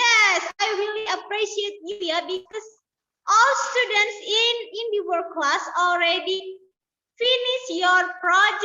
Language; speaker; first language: English; non-native, learner; Indonesian